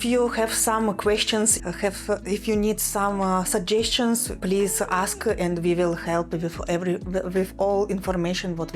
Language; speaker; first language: English; non-native, fluent; Russian